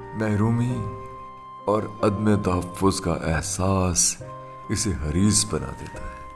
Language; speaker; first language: Urdu; non-native, local second language; Punjabi